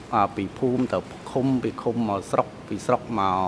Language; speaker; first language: Khmer; non-native, local second language; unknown